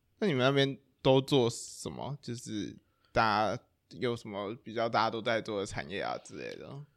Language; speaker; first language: Chinese; native; Chinese